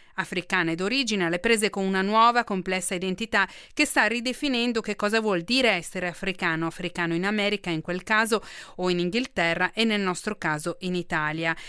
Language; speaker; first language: Italian; native; Italian